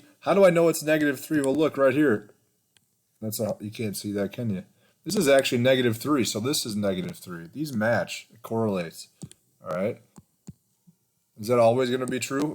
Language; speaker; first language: English; native; English